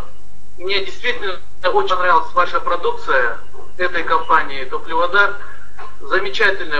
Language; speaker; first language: Russian; non-native, local second language; Kyrgyz